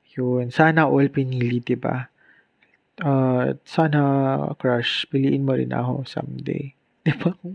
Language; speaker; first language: Filipino; non-native, local second language; Bikol